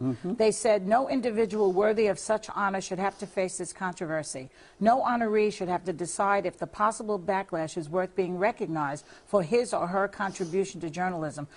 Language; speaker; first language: English; native; English